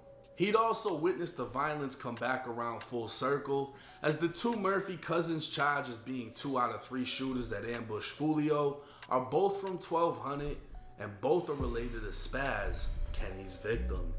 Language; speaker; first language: English; native; English